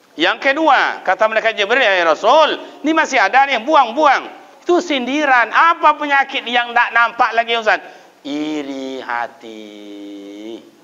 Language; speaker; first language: Malay; non-native, local second language; Minangkabau